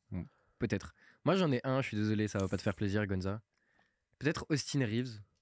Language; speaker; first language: French; early bilingual, other home language; Portuguese